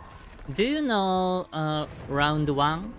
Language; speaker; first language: English; non-native, learner; Japanese